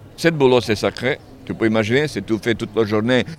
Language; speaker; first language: French; non-native, learner; Serbian